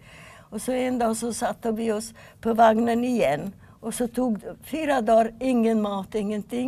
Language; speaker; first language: Swedish; non-native, fluent; Yiddish